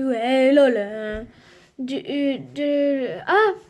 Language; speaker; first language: French; native; French